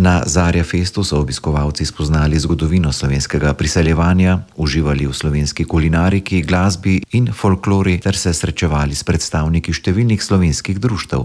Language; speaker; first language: Slovenian; native; Slovenian